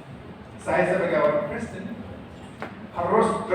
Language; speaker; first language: Indonesian; non-native, fluent; English